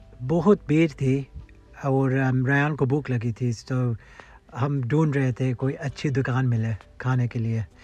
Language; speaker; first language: Hindi; early bilingual, other home language; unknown